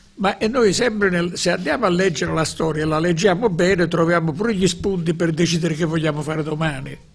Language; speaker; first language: Italian; native; Italian